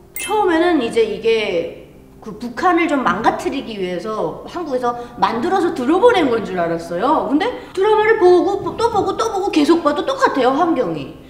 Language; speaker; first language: Korean; native; Korean